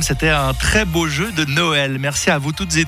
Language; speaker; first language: French; native; French